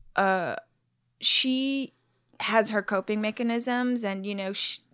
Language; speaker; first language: English; native; English